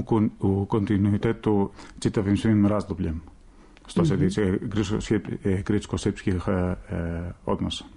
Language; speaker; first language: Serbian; non-native, fluent; Greek